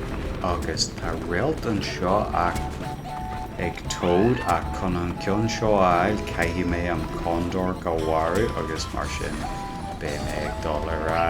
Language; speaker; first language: Irish; non-native, local second language; English